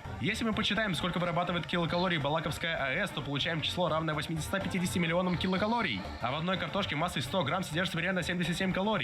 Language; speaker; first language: Russian; native; Russian